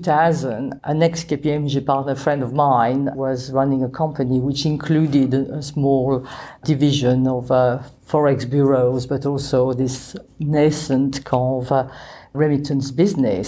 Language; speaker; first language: English; non-native, fluent; French